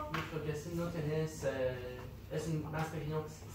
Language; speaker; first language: Spanish; non-native, learner; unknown